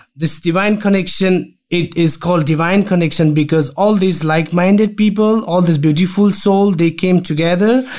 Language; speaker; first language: English; non-native, local second language; Nepali